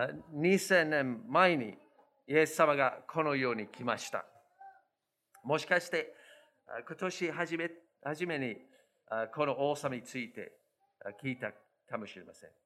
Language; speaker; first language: Japanese; non-native, fluent; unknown